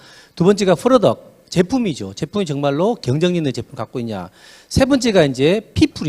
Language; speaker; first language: Korean; native; Korean